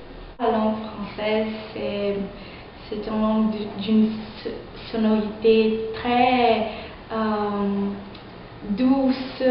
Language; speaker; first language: French; non-native, fluent; Portuguese